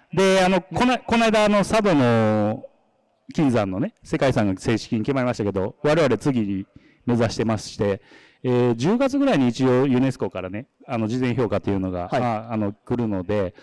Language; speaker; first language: Japanese; native; Japanese